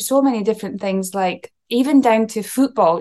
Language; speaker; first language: English; native; English